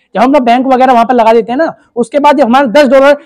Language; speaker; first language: Hindi; native; Hindi